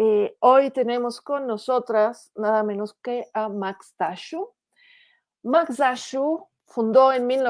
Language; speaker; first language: Spanish; native; Spanish